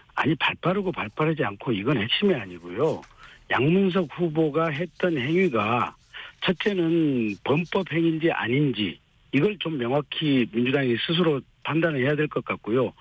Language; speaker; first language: Korean; native; Korean